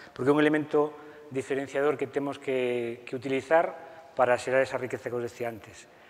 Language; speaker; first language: Galician; native; Galician